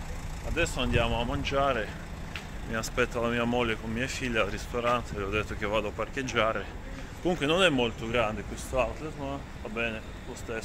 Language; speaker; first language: Italian; non-native, fluent; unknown